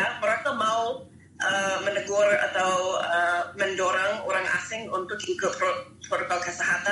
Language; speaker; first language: Indonesian; non-native, fluent; English